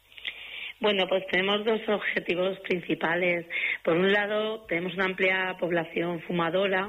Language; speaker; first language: Spanish; native; Spanish